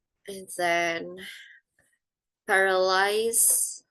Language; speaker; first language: English; non-native, fluent; Indonesian